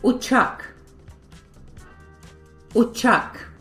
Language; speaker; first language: Turkish; non-native, fluent; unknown